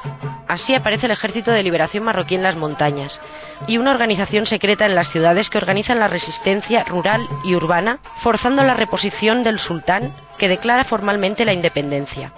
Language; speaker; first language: Spanish; native; Spanish